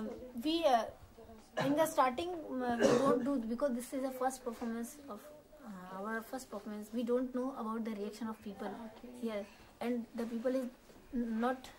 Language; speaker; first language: English; non-native, learner; Hindi